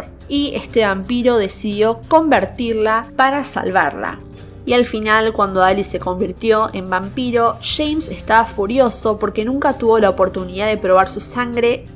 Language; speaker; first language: Spanish; native; Spanish